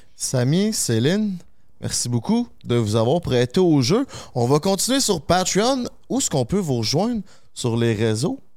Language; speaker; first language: French; native; French